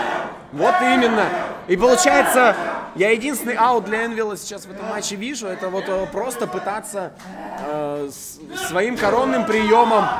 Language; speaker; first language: Russian; native; Russian